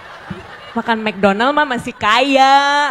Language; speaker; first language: Indonesian; native; Indonesian